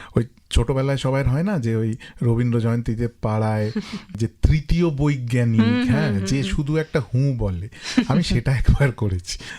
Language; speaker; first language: Bangla; native; Bangla